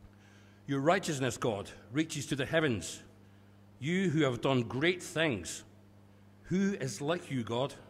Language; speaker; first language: English; native; English